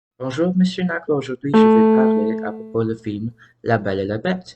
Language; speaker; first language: French; non-native, learner; English